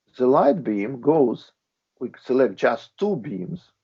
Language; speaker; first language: English; non-native, fluent; Latvian